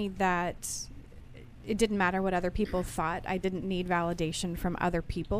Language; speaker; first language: English; native; English